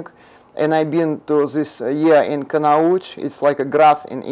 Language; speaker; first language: English; non-native, learner; Russian